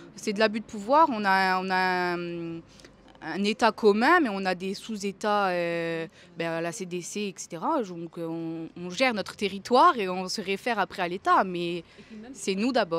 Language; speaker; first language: French; native; French